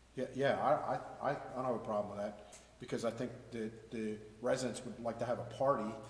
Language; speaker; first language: English; native; English